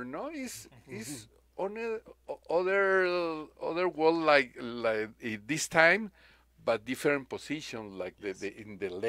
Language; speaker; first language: English; non-native, learner; Spanish